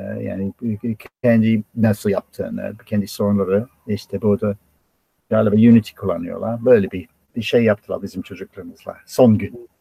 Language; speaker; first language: Turkish; non-native, fluent; English